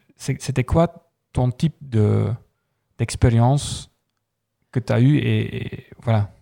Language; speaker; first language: French; non-native, local second language; Dutch